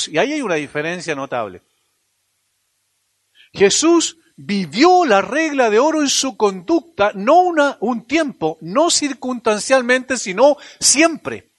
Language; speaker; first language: Spanish; native; Spanish